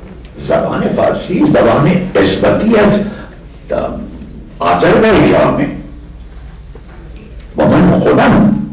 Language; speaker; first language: Persian; non-native, fluent; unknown